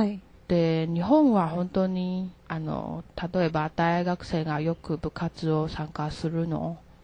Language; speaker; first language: Japanese; non-native, learner; Chinese